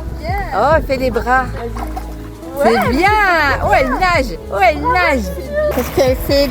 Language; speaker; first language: French; native; French